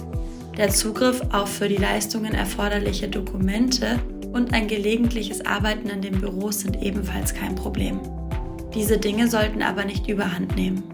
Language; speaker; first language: German; native; German